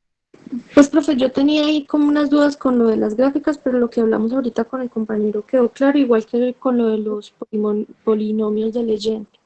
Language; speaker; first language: Spanish; native; Spanish